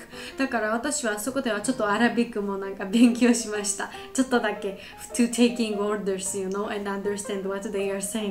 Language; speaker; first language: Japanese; non-native, learner; Georgian